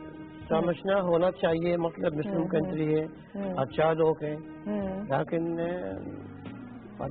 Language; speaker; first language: Hindi; non-native, learner; Arabic